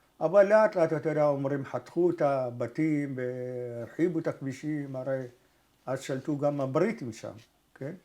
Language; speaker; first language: Hebrew; early bilingual, other home language; Arabic